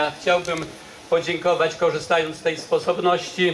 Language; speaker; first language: Polish; native; Polish